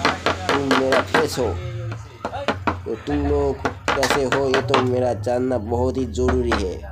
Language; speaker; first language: Hindi; non-native, local second language; Bangla